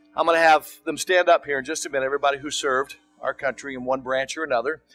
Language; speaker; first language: English; native; English